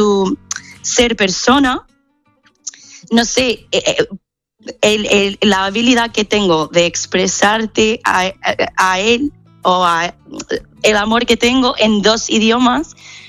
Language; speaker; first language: Spanish; non-native, fluent; English